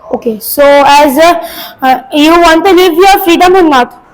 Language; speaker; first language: English; non-native, learner; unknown